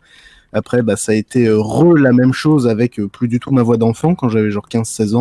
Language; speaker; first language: French; native; French